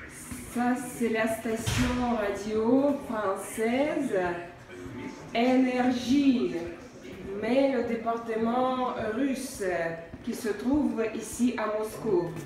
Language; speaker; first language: French; non-native, fluent; Russian